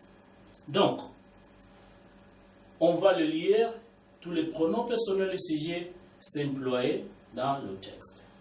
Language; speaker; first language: French; non-native, learner; Swahili